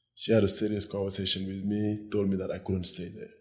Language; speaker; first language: English; non-native, fluent; Wolof